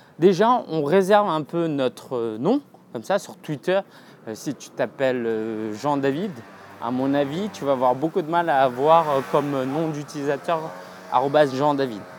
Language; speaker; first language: French; native; French